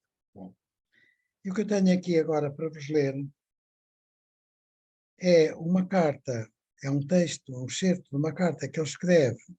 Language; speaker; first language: Portuguese; native; Portuguese